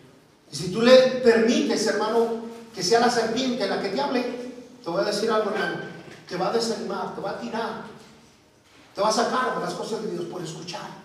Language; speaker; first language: Spanish; native; Spanish